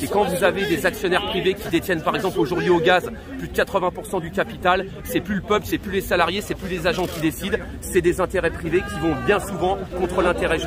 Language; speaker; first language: French; native; French